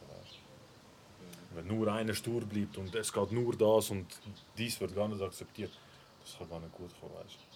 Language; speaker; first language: German; early bilingual, other home language; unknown